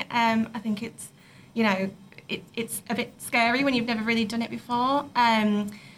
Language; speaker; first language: English; native; English